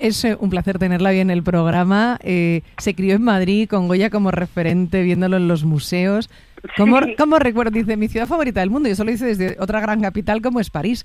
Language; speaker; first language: Spanish; native; Spanish